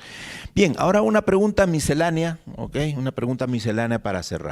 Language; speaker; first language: Spanish; native; Spanish